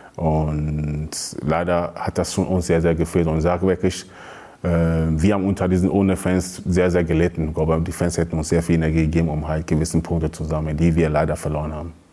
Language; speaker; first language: German; early bilingual, other home language; Akan